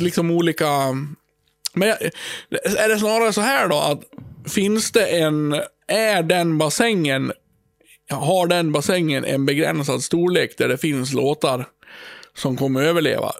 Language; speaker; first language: Swedish; native; Swedish